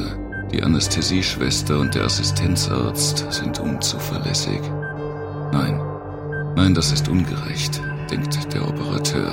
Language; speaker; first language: German; native; German